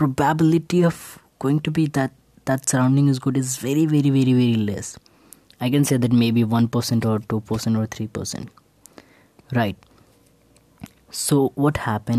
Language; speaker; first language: English; non-native, local second language; Hindi